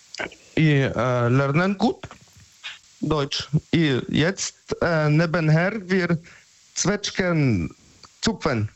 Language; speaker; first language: German; non-native, learner; Polish